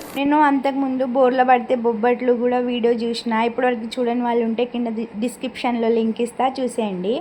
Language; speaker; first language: Telugu; non-native, local second language; Lambadi